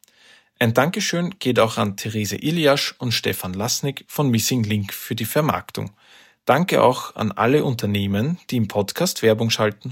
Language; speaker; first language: German; native; German